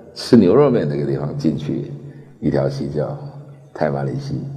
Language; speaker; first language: Chinese; early bilingual, other home language; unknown